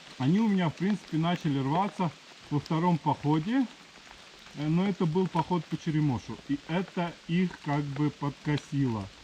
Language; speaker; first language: Russian; non-native, local second language; Ukrainian